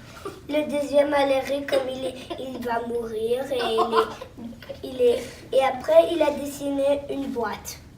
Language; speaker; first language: French; non-native, local second language; English